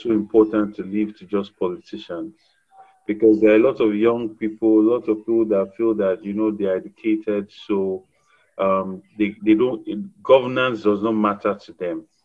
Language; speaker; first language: English; non-native, local second language; Yoruba